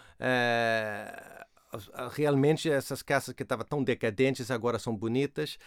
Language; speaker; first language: Portuguese; non-native, fluent; Swedish